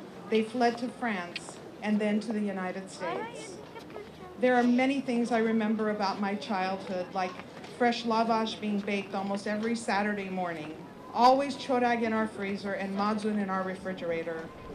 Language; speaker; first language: English; native; English